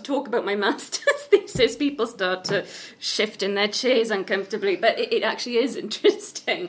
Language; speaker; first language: English; native; English